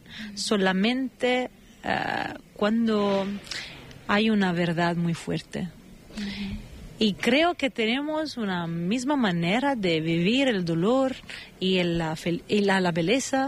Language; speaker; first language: Spanish; non-native, fluent; Italian